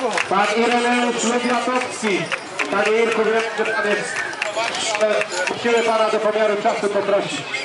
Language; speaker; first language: Polish; native; Polish